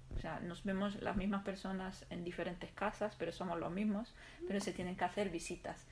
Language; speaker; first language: Spanish; non-native, fluent; Arabic